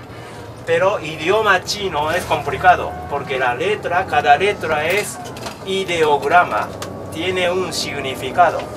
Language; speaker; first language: Spanish; non-native, learner; Japanese